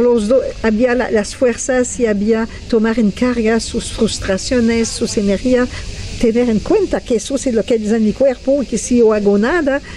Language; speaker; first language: Spanish; non-native, fluent; French